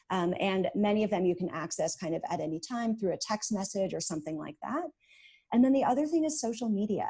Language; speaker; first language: English; native; English